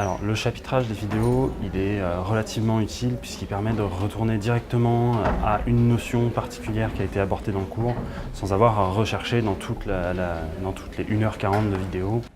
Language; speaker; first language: French; native; French